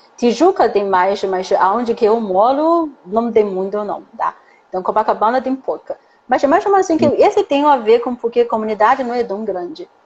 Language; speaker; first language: Portuguese; non-native, learner; Chinese